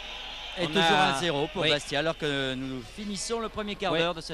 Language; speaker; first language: French; native; French